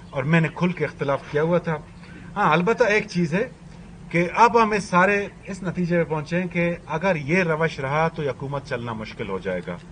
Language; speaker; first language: Urdu; non-native, local second language; Baluchi